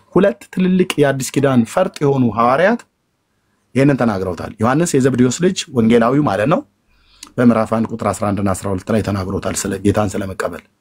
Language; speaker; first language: Amharic; native; Amharic